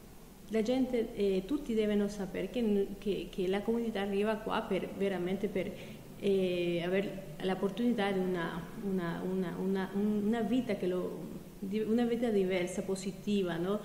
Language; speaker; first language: Italian; non-native, fluent; Spanish